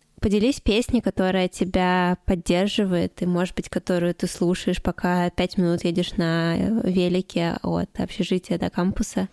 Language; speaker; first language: Russian; native; Russian